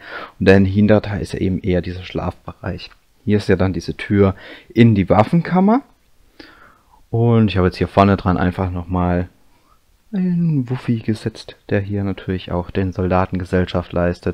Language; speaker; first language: German; native; German